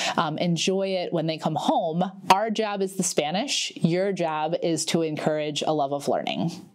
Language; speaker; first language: English; native; English